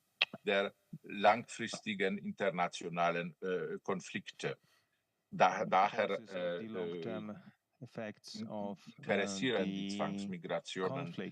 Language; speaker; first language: German; non-native, fluent; Polish